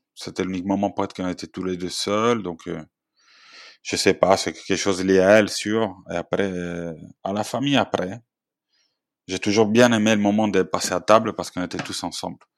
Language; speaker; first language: French; non-native, fluent; Italian